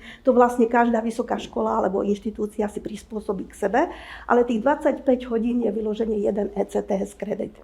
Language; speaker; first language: Slovak; native; Slovak